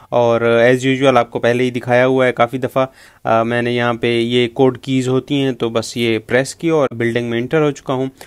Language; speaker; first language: Urdu; native; Urdu